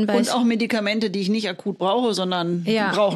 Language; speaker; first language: German; native; German